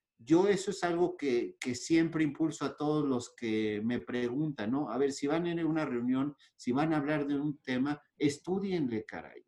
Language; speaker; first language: Spanish; native; Spanish